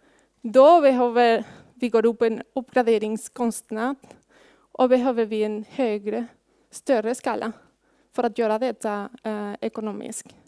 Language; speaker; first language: Swedish; non-native, fluent; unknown